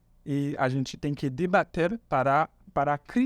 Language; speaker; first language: Portuguese; non-native, fluent; Haitian Creole